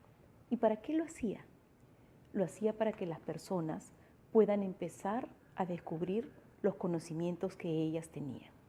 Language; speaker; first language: Spanish; native; Spanish